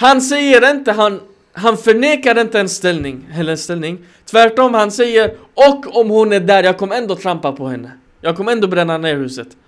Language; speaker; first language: Swedish; non-native, fluent; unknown